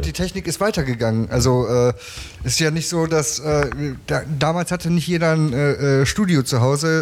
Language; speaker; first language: German; native; German